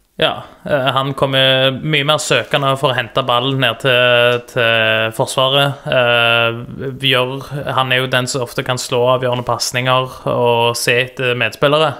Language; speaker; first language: Norwegian; native; Norwegian